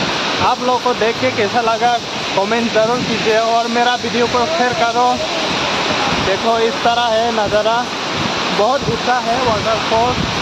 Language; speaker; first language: Hindi; non-native, local second language; Kok Borok